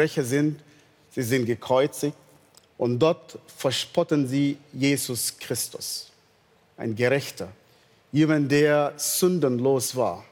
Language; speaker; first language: German; non-native, fluent; Arabic